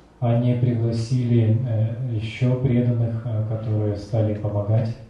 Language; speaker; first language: Russian; native; Russian